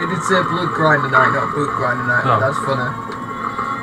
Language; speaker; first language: English; native; English